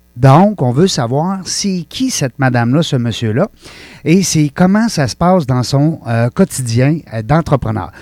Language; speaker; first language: French; native; French